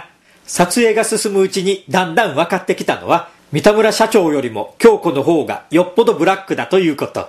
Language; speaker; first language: Japanese; native; Japanese